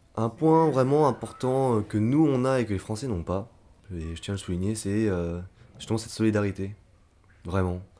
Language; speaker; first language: French; early bilingual, other home language; Korean